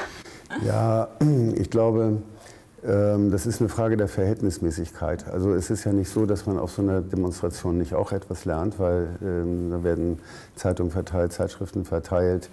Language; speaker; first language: German; native; German